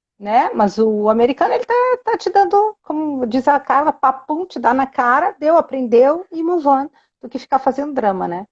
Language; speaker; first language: Portuguese; native; Portuguese